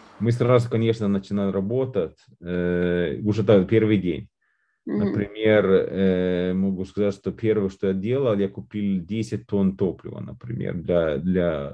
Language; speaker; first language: Russian; non-native, fluent; Lithuanian